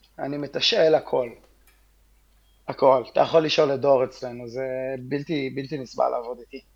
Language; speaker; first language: Hebrew; native; Hebrew